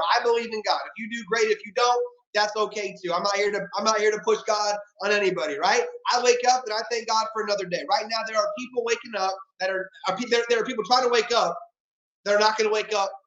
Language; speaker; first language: English; native; English